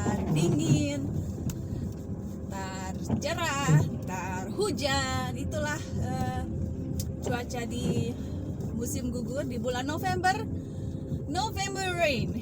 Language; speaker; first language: Indonesian; native; Indonesian